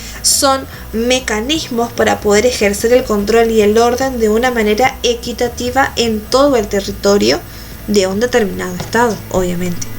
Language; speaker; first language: Spanish; native; Spanish